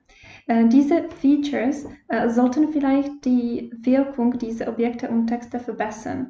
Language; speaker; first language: German; non-native, fluent; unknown